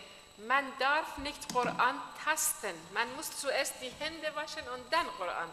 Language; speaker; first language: German; non-native, fluent; Persian